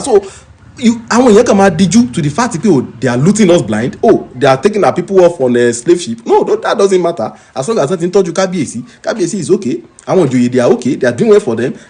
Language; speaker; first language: English; non-native, local second language; Yoruba